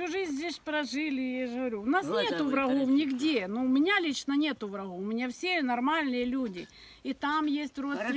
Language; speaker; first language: Russian; native; Russian